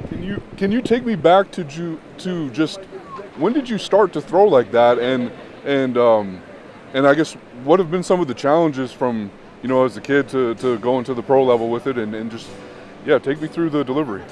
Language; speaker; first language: English; native; English